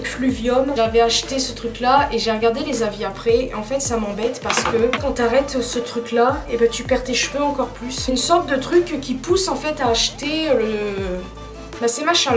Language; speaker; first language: French; native; French